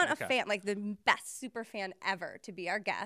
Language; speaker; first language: English; native; English